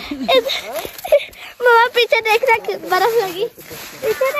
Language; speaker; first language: Urdu; native; Urdu